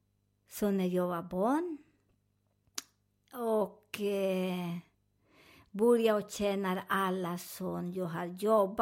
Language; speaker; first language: Swedish; non-native, learner; Spanish